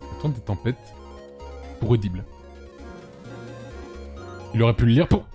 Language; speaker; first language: French; native; French